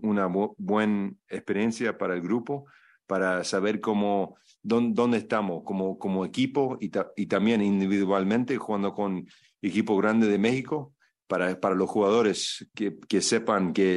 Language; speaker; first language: Spanish; non-native, fluent; English